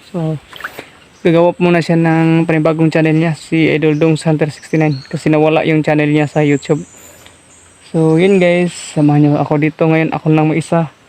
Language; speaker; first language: Filipino; native; Filipino